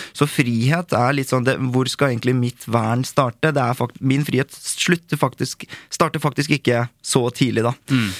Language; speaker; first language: Norwegian; early bilingual, other home language; Korean